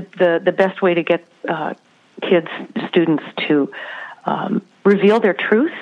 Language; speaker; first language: English; native; English